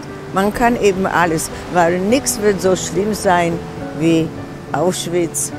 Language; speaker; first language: German; non-native, fluent; Czech